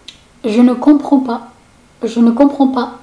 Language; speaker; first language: French; non-native, learner; Filipino